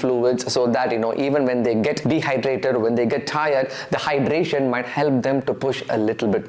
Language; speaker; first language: English; non-native, local second language; Tamil